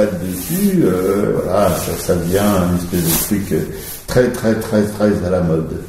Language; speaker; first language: French; native; French